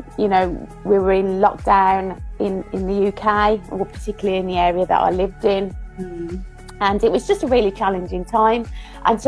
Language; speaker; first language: English; native; English